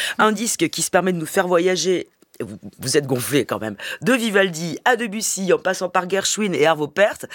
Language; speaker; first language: French; native; French